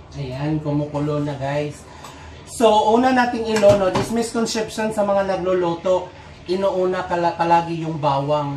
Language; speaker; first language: Filipino; non-native, local second language; Cebuano